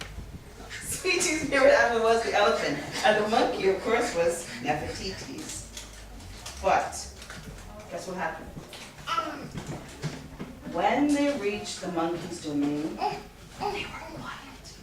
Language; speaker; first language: English; early bilingual, other home language; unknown